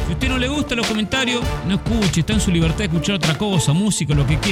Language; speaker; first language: Spanish; native; Spanish